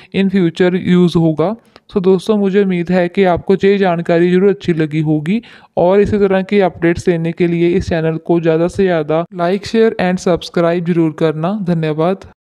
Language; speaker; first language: Hindi; non-native, local second language; Punjabi